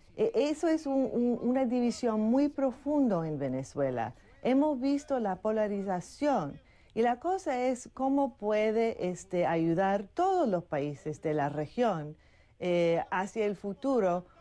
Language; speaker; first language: Spanish; non-native, fluent; English